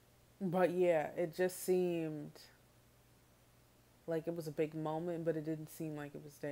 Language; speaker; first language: English; native; English